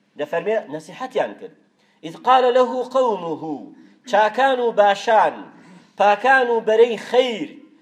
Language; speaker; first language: Central Kurdish; native; Central Kurdish